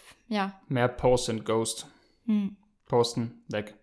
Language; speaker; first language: German; native; German